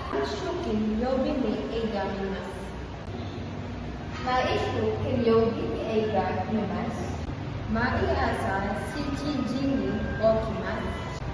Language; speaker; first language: Japanese; non-native, learner; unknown